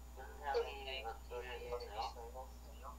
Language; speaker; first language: Korean; non-native, learner; Vietnamese